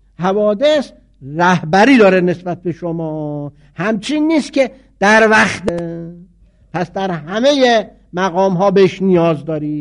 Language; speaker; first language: Persian; native; Persian